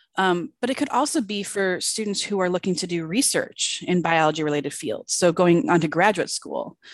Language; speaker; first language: English; native; English